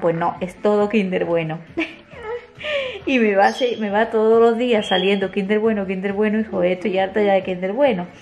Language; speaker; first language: Spanish; native; Spanish